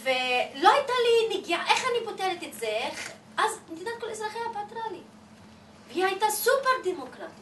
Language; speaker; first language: Hebrew; non-native, local second language; Arabic